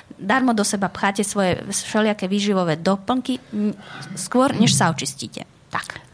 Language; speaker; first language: Slovak; native; Slovak